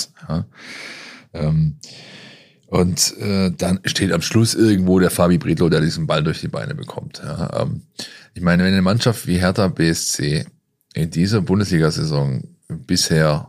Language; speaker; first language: German; native; German